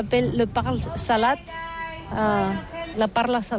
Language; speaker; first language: French; non-native, learner; Catalan